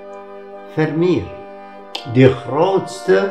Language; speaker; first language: Dutch; non-native, fluent; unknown